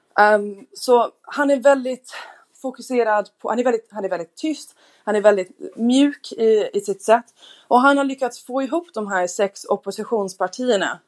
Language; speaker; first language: Swedish; non-native, fluent; English